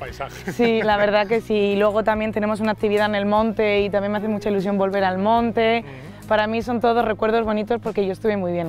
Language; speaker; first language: Spanish; native; Spanish